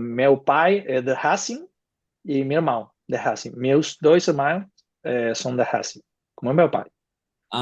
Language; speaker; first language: Portuguese; non-native, fluent; Spanish